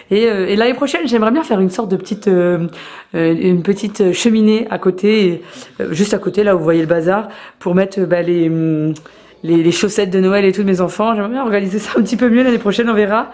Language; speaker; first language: French; native; French